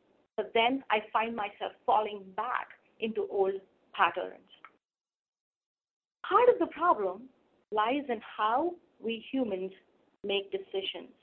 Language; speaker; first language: English; non-native, local second language; Hindi